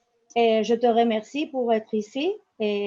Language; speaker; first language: French; non-native, learner; Spanish